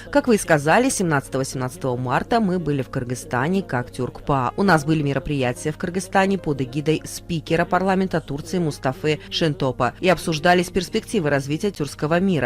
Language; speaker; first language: Russian; native; Russian